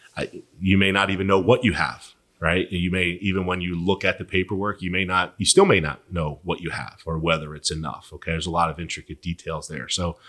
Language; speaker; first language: English; native; English